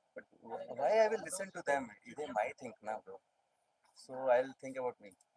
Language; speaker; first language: Telugu; non-native, learner; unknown